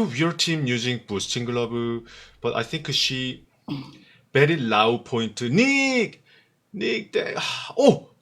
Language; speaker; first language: English; non-native, learner; Korean